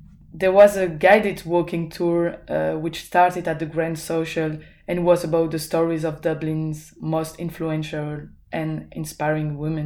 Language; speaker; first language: English; non-native, fluent; French